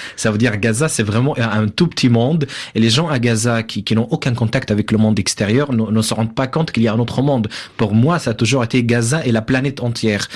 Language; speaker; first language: French; non-native, fluent; Arabic